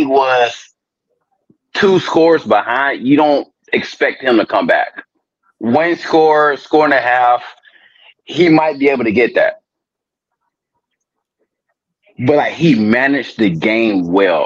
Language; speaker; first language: English; native; English